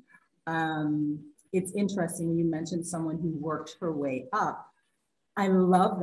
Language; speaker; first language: English; native; English